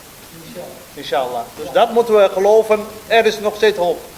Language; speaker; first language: Dutch; non-native, fluent; Somali